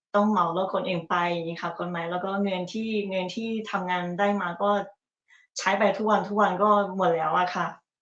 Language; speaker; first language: Thai; early bilingual, other home language; Chinese